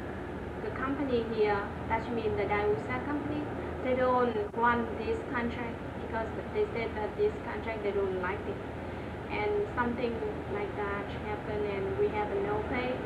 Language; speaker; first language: English; non-native, learner; Vietnamese